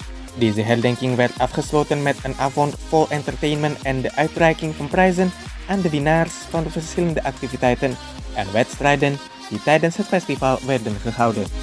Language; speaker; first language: Dutch; non-native, fluent; Indonesian